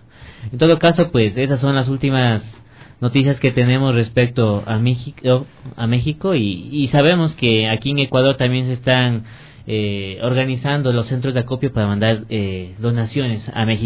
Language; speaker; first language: Spanish; native; Spanish